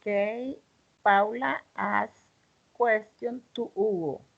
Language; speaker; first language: English; non-native, learner; Spanish